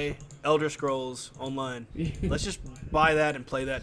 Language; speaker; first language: English; native; English